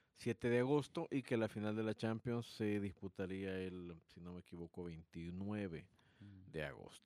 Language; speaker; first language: Spanish; native; Spanish